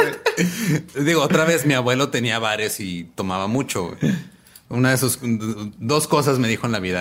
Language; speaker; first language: Spanish; native; Spanish